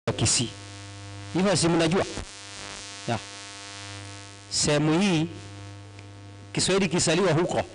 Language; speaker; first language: Swahili; non-native, local second language; Gusii